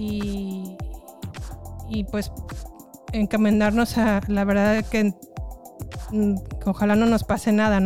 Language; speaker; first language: Spanish; native; Spanish